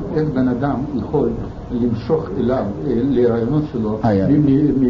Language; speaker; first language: Hebrew; non-native, fluent; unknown